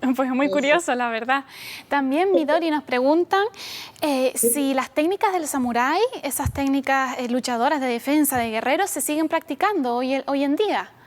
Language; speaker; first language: Spanish; native; Spanish